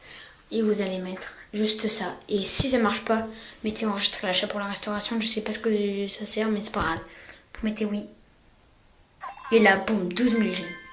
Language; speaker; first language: French; native; French